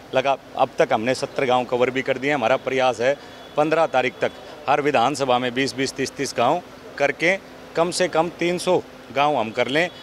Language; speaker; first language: Hindi; native; Hindi